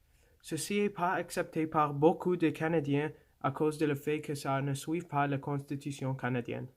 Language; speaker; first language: French; non-native, local second language; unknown